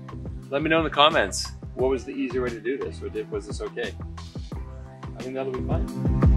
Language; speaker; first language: English; native; English